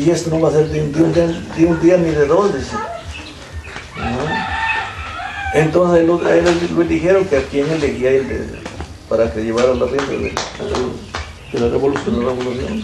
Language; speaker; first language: Spanish; native; Spanish